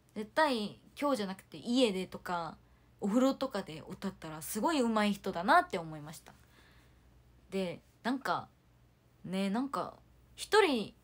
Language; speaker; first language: Japanese; non-native, fluent; Korean